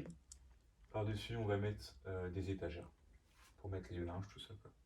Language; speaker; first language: French; native; French